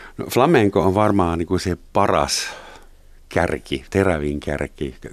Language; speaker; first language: Finnish; non-native, fluent; German